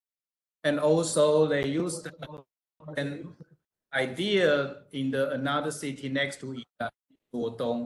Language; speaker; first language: English; non-native, fluent; Chinese